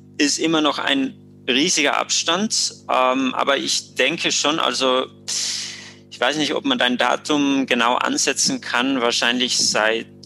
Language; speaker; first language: German; native; German